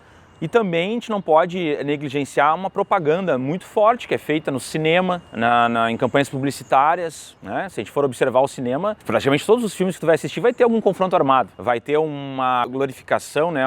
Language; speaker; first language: Portuguese; native; Portuguese